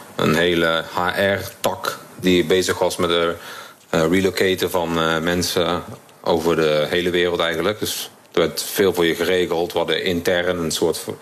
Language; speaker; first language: Dutch; native; Dutch